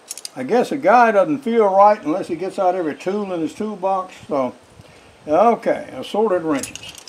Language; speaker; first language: English; native; English